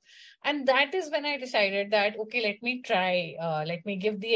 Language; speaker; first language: English; non-native, local second language; Hindi